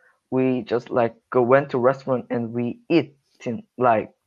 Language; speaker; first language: English; non-native, learner; Korean